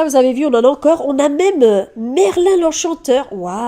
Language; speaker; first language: French; native; French